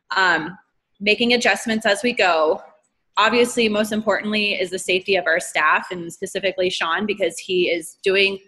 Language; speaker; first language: English; native; English